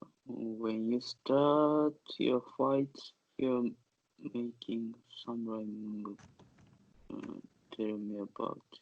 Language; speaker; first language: English; non-native, learner; Japanese